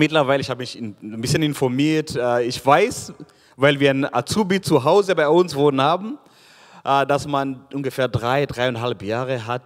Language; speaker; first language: German; non-native, fluent; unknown